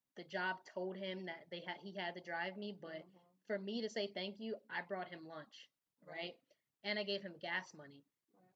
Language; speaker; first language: English; native; English